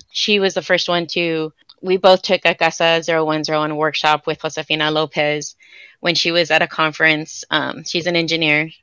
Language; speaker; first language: English; native; English